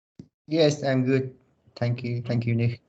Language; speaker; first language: English; non-native, learner; Vietnamese